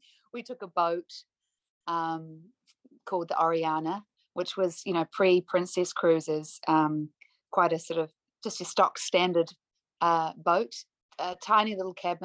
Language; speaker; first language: English; native; English